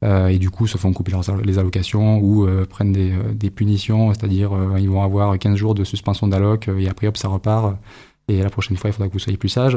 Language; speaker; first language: French; native; French